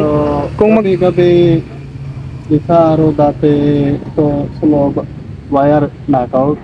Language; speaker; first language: Filipino; non-native, learner; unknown